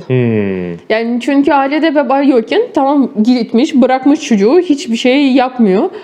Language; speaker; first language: Turkish; non-native, fluent; Ukrainian